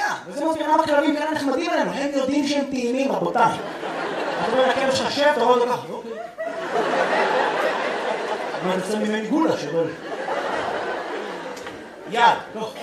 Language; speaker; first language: Hebrew; native; Hebrew